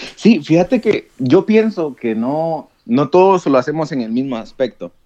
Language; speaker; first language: Spanish; native; Spanish